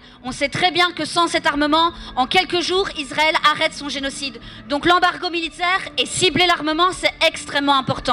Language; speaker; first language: French; native; French